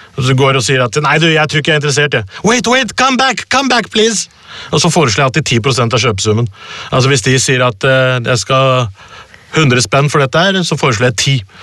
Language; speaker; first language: Norwegian; early bilingual, other home language; Urdu